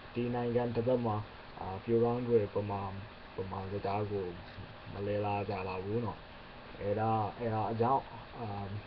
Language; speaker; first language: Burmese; non-native, learner; English